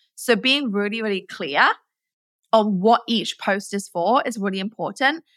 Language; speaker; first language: English; native; English